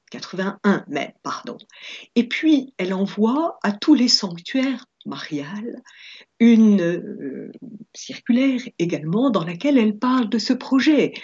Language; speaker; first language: French; native; French